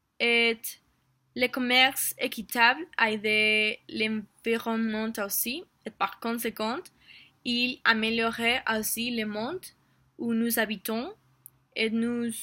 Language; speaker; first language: French; non-native, learner; Spanish